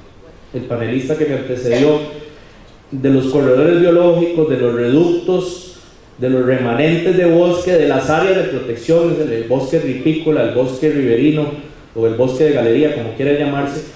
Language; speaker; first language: Spanish; native; Spanish